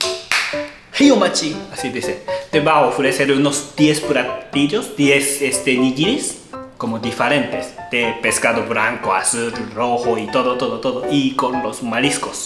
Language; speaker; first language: Spanish; non-native, learner; Japanese